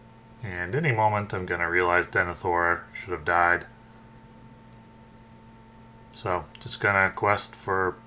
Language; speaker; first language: English; native; English